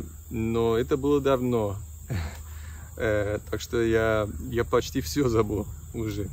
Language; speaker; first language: Russian; non-native, learner; English